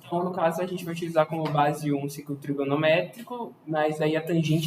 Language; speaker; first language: Portuguese; native; Portuguese